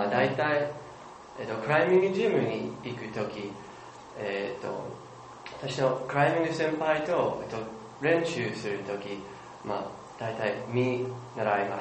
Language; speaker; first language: Japanese; non-native, learner; English